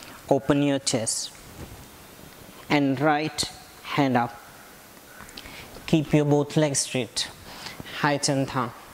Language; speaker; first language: English; non-native, local second language; Hindi